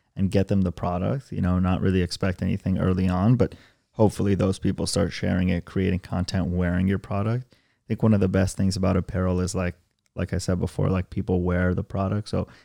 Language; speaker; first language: English; early bilingual, other home language; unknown